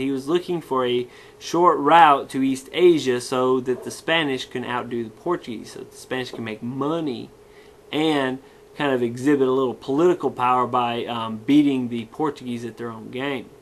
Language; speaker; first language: English; native; English